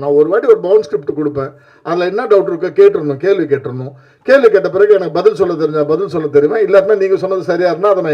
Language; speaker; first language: Tamil; native; Tamil